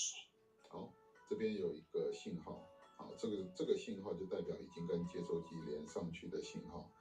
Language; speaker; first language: Chinese; native; Chinese